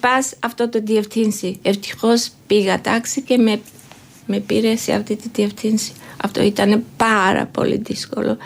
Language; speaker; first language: Greek; non-native, learner; Georgian